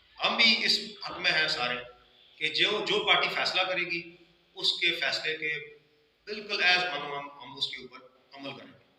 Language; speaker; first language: Urdu; non-native, local second language; Punjabi